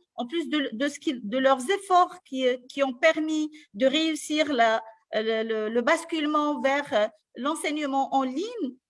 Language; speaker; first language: French; non-native, local second language; Arabic